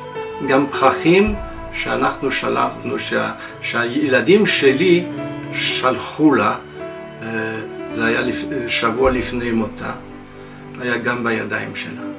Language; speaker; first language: Hebrew; non-native, fluent; French